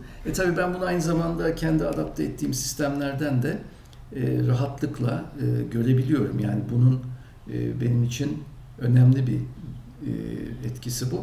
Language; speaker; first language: Turkish; native; Turkish